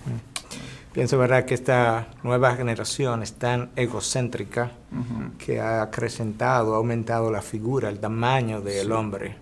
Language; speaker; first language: Spanish; native; Spanish